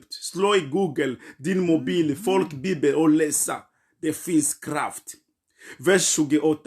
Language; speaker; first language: Swedish; non-native, fluent; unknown